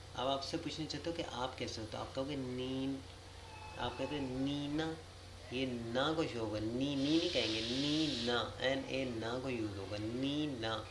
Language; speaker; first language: Urdu; native; Urdu